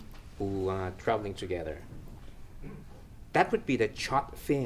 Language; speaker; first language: English; non-native, fluent; Thai